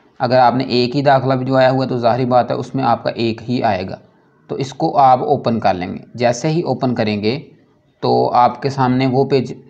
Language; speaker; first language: Urdu; non-native, local second language; Punjabi